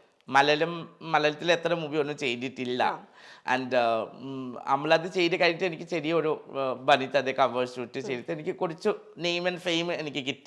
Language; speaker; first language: Malayalam; non-native, fluent; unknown